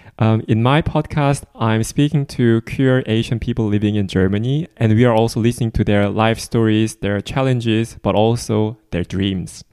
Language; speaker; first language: English; non-native, fluent; Korean